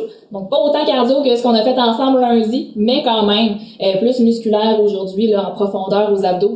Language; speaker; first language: French; native; French